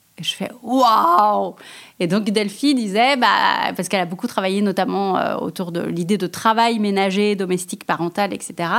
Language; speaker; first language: French; native; French